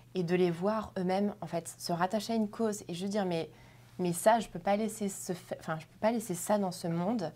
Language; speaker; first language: French; native; French